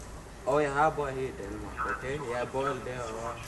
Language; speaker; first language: Danish; non-native, learner; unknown